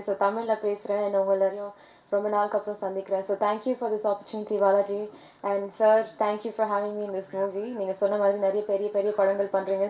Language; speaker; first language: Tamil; early bilingual, heritage; English